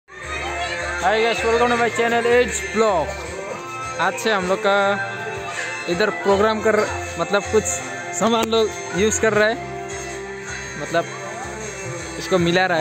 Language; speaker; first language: Hindi; non-native, local second language; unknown